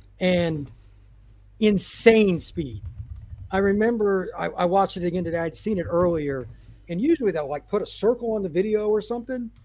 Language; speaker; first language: English; native; English